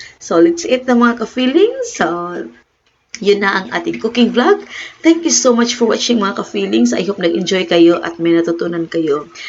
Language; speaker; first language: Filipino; non-native, local second language; Cebuano